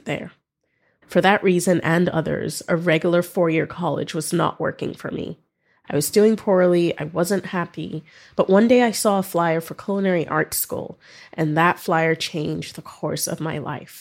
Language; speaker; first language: English; non-native, local second language; Yoruba